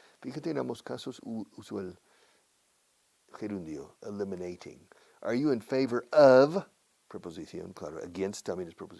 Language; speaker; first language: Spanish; non-native, fluent; English